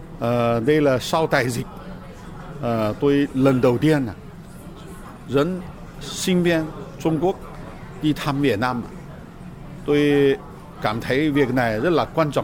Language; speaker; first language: Vietnamese; non-native, fluent; Chinese